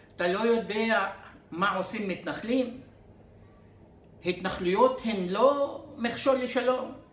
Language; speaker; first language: Hebrew; non-native, local second language; Arabic